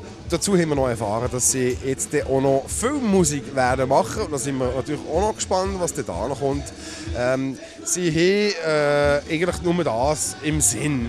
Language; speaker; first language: German; native; German